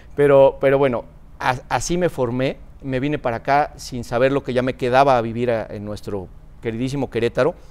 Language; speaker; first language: Spanish; native; Spanish